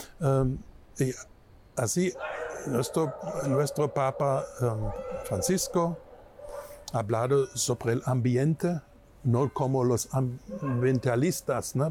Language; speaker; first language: Spanish; non-native, fluent; German